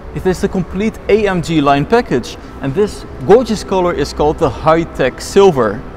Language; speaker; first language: English; non-native, fluent; Dutch